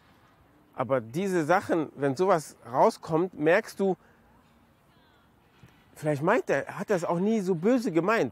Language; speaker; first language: German; native; German